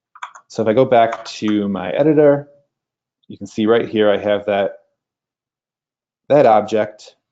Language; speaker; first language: English; native; English